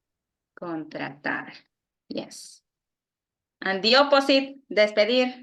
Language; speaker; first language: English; non-native, fluent; Spanish